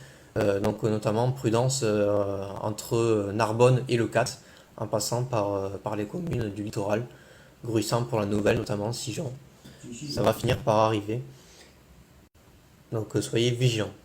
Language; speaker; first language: French; native; French